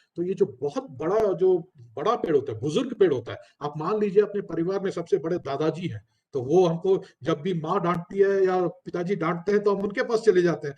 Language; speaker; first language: Hindi; non-native, local second language; Telugu